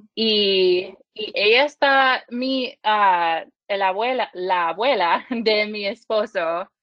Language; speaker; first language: Spanish; non-native, learner; English